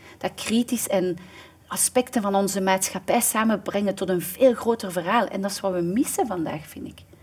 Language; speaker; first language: Dutch; native; Dutch